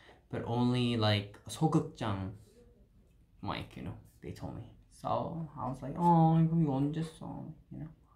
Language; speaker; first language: English; early bilingual, other home language; Korean